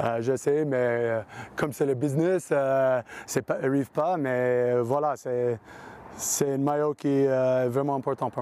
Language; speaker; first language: French; non-native, learner; English